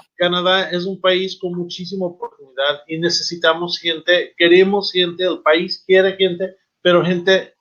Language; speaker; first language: Spanish; non-native, fluent; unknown